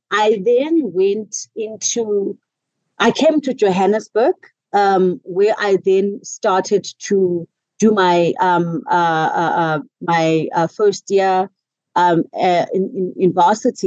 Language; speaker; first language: English; non-native, local second language; Xhosa